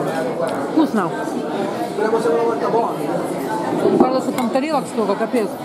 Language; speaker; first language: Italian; non-native, learner; Russian